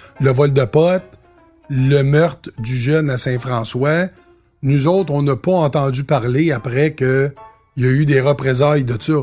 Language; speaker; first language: French; native; French